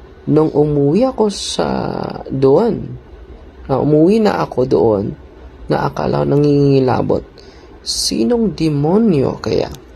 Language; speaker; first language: Filipino; native; Filipino